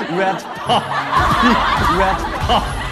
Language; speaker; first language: English; non-native, learner; Chinese